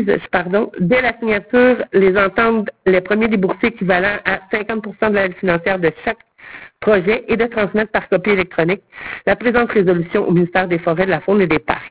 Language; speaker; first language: French; native; French